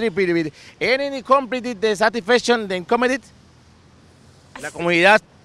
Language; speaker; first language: English; non-native, learner; Spanish